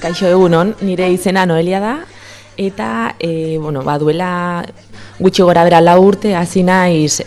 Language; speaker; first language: Basque; non-native, local second language; Spanish